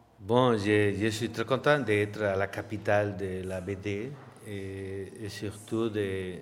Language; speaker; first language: French; non-native, learner; Spanish